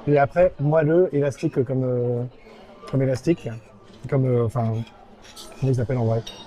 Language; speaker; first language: French; native; French